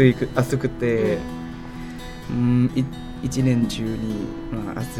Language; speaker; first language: Japanese; non-native, learner; Thai